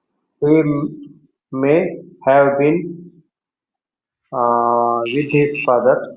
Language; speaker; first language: English; non-native, learner; Hindi